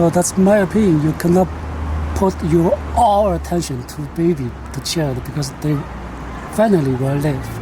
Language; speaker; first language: English; non-native, learner; Chinese